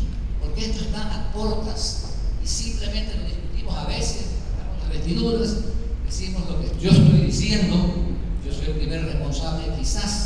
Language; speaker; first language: Spanish; native; Spanish